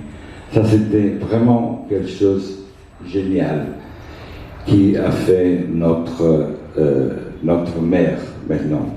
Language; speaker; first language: French; non-native, fluent; Italian